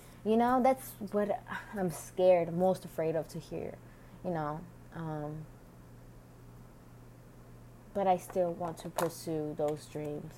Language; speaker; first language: English; native; English